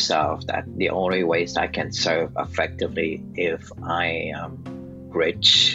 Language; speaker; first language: English; non-native, fluent; Vietnamese